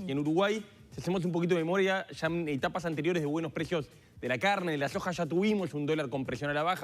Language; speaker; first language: Spanish; native; Spanish